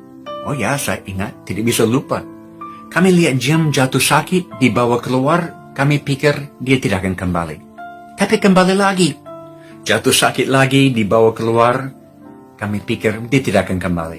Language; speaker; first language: Indonesian; non-native, fluent; English